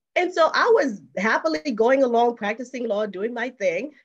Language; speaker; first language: English; non-native, fluent; Haitian Creole